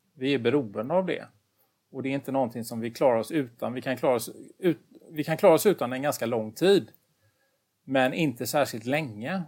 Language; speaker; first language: Swedish; native; Swedish